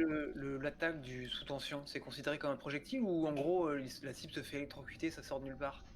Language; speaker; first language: French; native; French